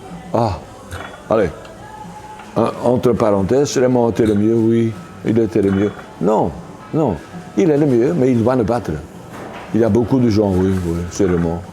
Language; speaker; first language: French; non-native, local second language; Dutch